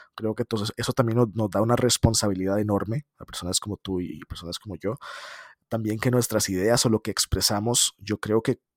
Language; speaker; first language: Spanish; native; Spanish